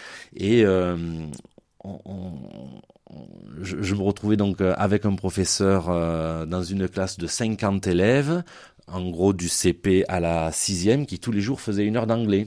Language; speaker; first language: French; native; French